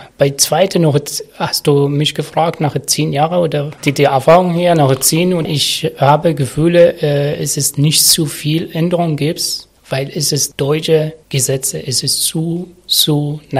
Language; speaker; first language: German; non-native, learner; Arabic